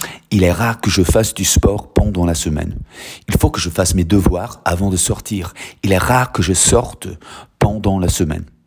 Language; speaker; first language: French; non-native, fluent; English